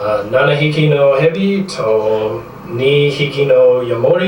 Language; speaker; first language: Japanese; non-native, learner; English